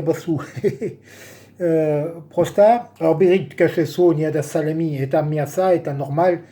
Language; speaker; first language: Russian; non-native, learner; French